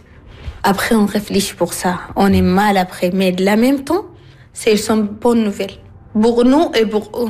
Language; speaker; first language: French; non-native, learner; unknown